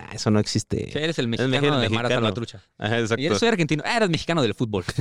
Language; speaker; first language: Spanish; native; Spanish